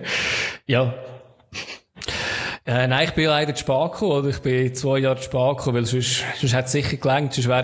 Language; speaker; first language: German; native; German